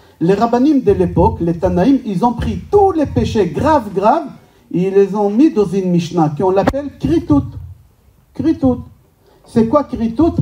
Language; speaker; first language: French; non-native, fluent; Hebrew